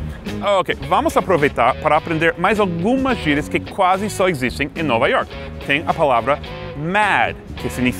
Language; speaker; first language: Portuguese; non-native, fluent; English